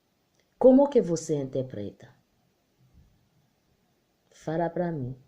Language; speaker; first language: Portuguese; non-native, learner; Haitian Creole